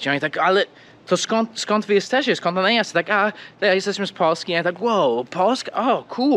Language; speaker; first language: Polish; early bilingual, heritage; Polish